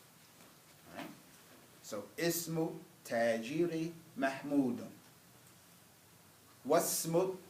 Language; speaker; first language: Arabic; non-native, fluent; English